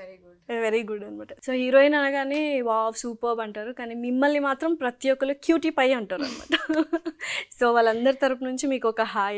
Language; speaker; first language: Telugu; native; Telugu